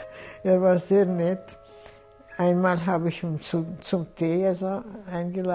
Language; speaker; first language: German; non-native, fluent; Russian